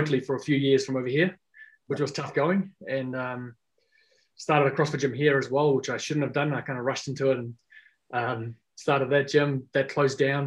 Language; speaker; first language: English; non-native, local second language; Afrikaans